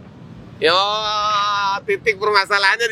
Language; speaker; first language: Indonesian; native; Indonesian